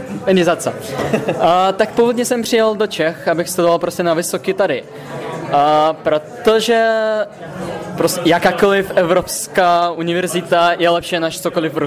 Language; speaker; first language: Czech; non-native, fluent; Russian